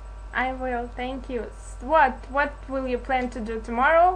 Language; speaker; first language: English; non-native, learner; Russian